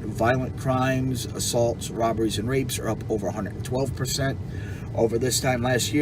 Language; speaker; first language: English; native; English